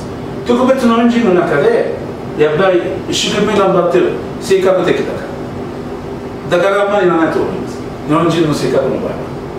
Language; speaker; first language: Japanese; non-native, learner; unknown